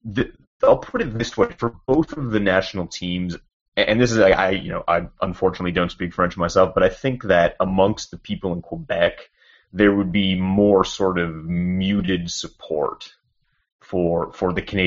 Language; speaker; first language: English; native; English